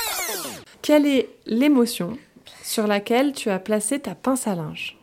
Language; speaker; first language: French; native; French